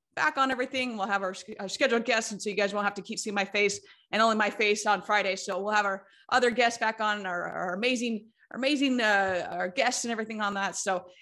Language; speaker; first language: English; native; English